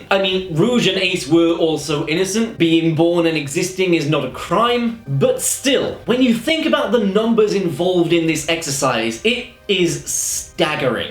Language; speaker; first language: English; native; English